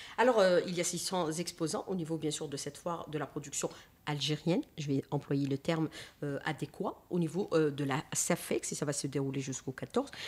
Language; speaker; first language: French; non-native, local second language; Arabic